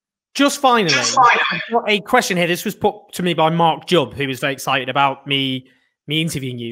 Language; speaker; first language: English; native; English